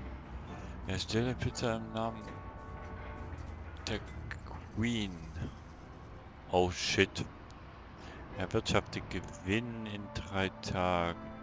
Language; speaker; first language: German; native; German